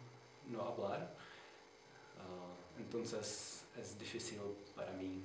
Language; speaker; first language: Spanish; non-native, learner; Czech